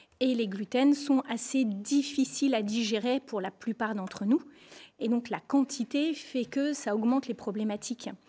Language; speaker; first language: French; native; French